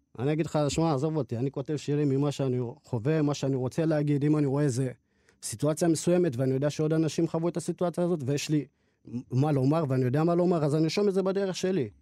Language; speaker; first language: Hebrew; native; Hebrew